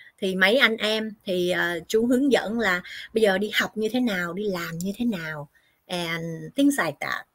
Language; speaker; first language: Vietnamese; native; Vietnamese